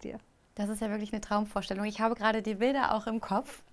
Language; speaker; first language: German; native; German